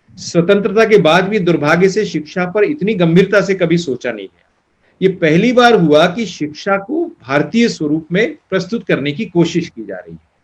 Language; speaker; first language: Hindi; non-native, local second language; Marathi